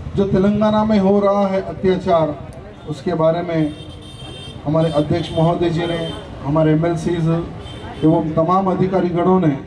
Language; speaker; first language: Hindi; non-native, local second language; Telugu